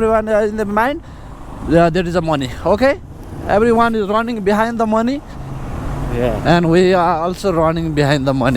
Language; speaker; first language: English; non-native, learner; Nepali